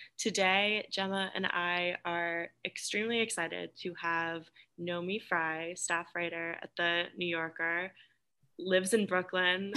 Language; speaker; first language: English; native; English